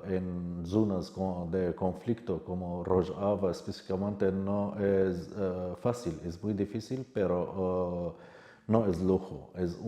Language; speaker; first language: Spanish; non-native, fluent; Kurdish